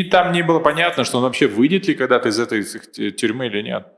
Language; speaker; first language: Russian; native; Russian